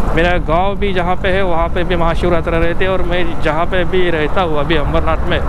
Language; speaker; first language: Hindi; non-native, local second language; Marathi